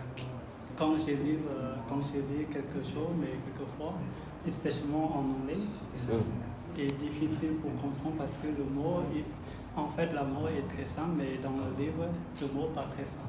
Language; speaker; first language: French; non-native, learner; Khmer